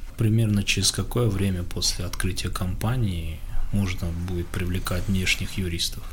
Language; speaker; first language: Russian; non-native, local second language; Tajik